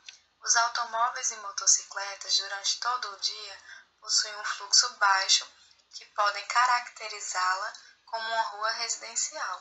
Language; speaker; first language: Portuguese; native; Portuguese